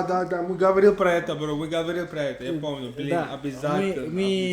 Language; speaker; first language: Russian; non-native, fluent; English